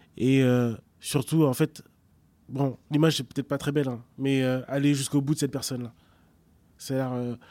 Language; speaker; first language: French; early bilingual, other home language; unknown